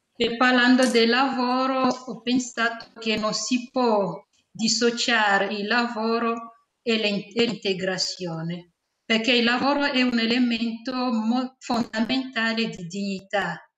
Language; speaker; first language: Italian; non-native, fluent; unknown